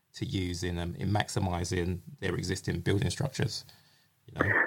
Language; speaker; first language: English; native; English